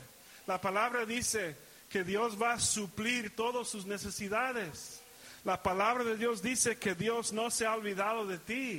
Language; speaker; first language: Spanish; early bilingual, heritage; Spanish